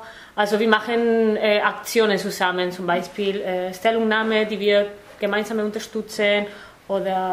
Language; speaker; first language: German; non-native, fluent; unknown